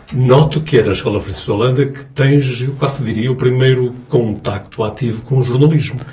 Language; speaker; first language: Portuguese; native; Portuguese